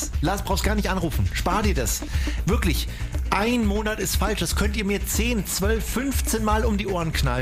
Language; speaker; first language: German; native; German